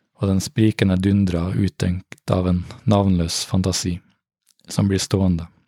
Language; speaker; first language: Norwegian; native; Norwegian